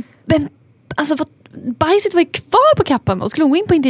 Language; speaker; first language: Swedish; native; Swedish